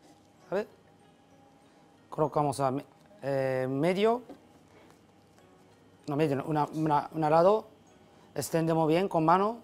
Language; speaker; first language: Spanish; non-native, learner; Japanese